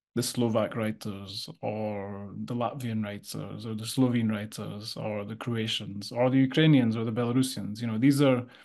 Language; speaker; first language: English; native; English